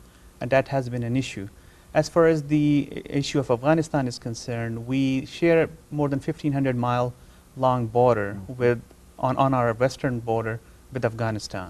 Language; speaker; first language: English; non-native, fluent; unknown